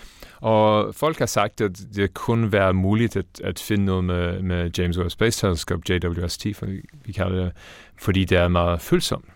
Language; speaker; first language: Danish; non-native, fluent; English